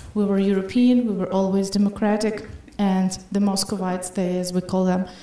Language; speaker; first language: English; non-native, fluent; Ukrainian